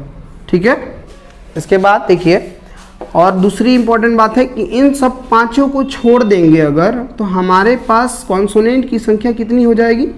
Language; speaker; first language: Hindi; native; Hindi